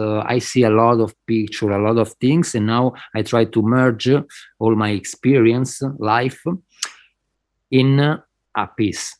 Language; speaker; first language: English; non-native, fluent; Spanish